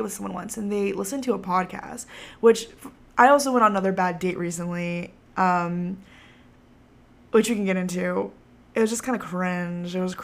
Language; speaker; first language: English; native; English